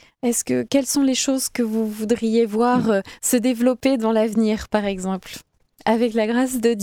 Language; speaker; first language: French; native; French